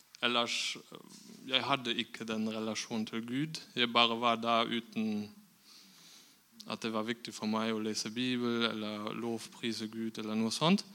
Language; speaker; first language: Norwegian; non-native, fluent; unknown